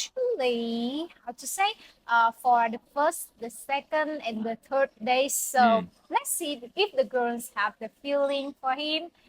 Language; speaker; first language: English; non-native, learner; Vietnamese